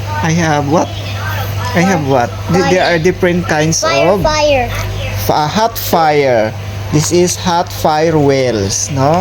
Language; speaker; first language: English; non-native, learner; Filipino